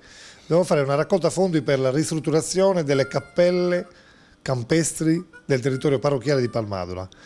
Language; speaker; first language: Italian; native; Italian